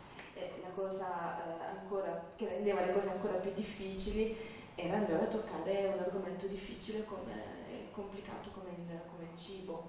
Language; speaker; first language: Italian; native; Italian